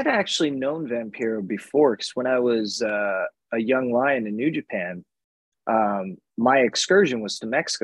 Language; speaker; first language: English; native; English